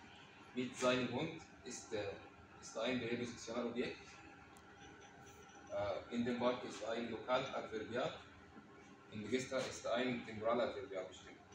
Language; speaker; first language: German; non-native, learner; Arabic